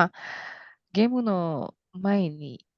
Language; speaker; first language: Japanese; non-native, learner; Indonesian